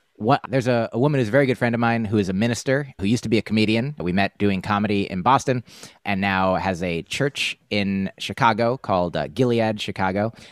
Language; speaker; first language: English; native; English